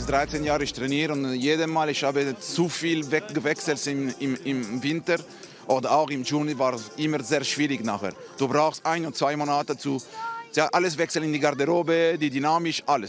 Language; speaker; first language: German; non-native, fluent; French